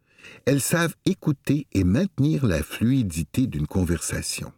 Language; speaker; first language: French; native; French